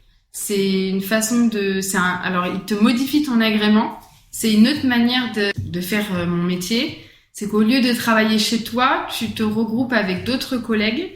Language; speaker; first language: French; native; French